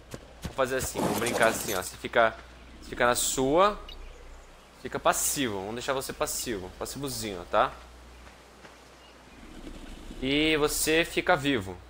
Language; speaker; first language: Portuguese; native; Portuguese